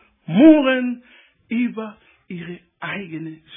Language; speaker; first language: German; non-native, learner; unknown